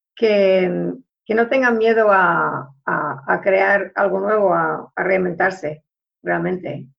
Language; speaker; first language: Spanish; early bilingual, heritage; Spanish